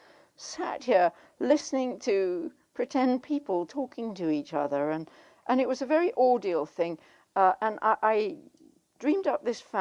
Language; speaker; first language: English; native; English